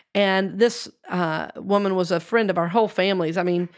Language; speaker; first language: English; native; English